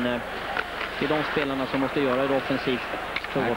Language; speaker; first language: Swedish; native; Swedish